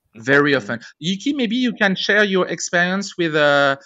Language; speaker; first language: English; non-native, fluent; French